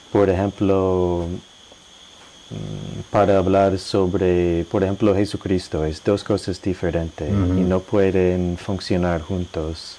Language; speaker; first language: Spanish; non-native, fluent; English